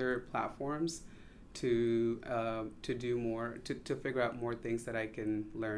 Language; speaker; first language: English; non-native, local second language; Tamil